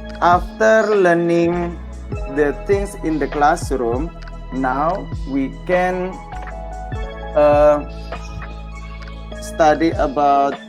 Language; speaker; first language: English; non-native, learner; Indonesian